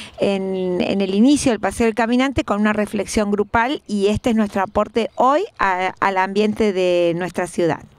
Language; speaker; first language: Spanish; native; Spanish